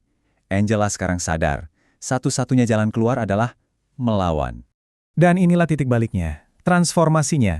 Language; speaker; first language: Indonesian; native; Indonesian